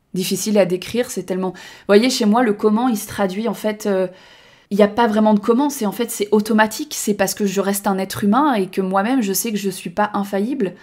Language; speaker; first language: French; native; French